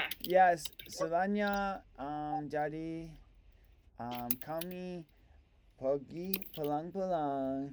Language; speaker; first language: Indonesian; non-native, learner; English